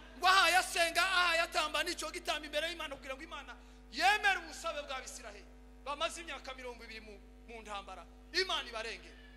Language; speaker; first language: Kinyarwanda; native; Kinyarwanda